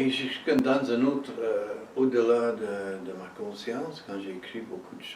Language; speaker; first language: French; early bilingual, heritage; French